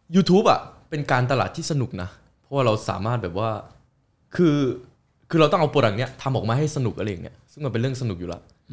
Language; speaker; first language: Thai; early bilingual, other home language; Korean